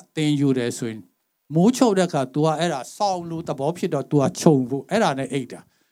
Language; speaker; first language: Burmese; non-native, local second language; Tedim Chin